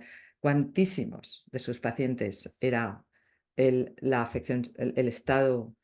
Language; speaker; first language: Spanish; native; Spanish